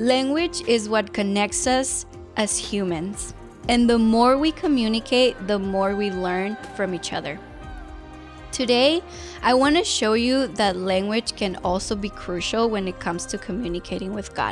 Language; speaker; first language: English; non-native, fluent; Spanish